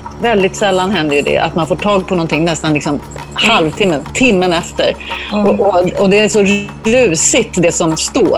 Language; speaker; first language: Swedish; native; Swedish